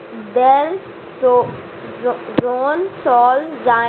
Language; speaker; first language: German; non-native, learner; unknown